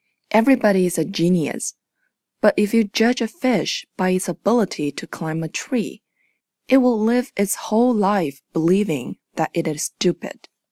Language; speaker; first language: English; non-native, fluent; Chinese